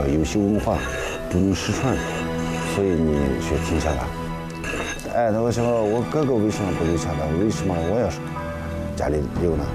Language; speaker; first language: Chinese; non-native, local second language; Tibetan